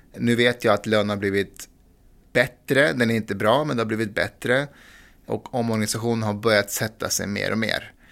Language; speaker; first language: Swedish; early bilingual, other home language; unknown